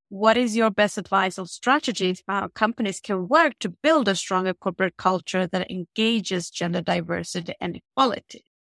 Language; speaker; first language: English; non-native, fluent; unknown